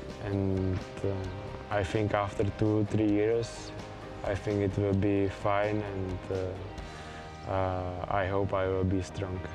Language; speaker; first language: English; non-native, learner; Czech